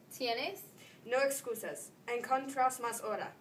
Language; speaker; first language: Spanish; non-native, learner; English